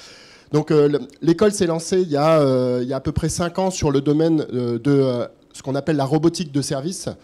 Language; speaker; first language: French; native; French